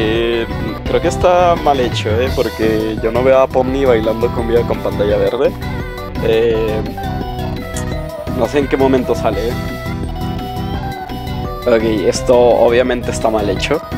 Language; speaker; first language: Spanish; native; Spanish